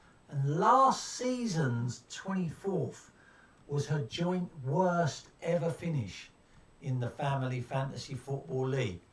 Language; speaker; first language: English; native; English